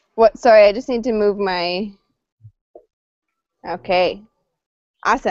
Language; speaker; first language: English; native; English